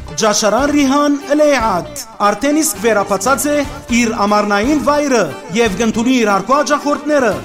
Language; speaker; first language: Armenian; native; Armenian